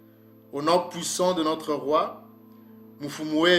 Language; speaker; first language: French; non-native, local second language; Kongo